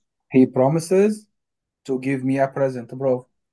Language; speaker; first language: English; non-native, fluent; Arabic